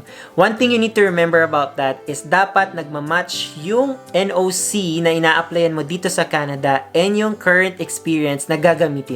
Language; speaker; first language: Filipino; native; Filipino